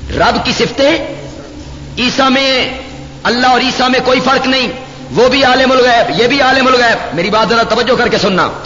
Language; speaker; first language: Urdu; native; Urdu